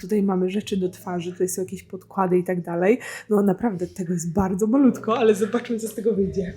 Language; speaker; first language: Polish; native; Polish